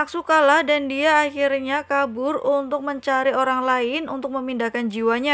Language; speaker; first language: Indonesian; native; Indonesian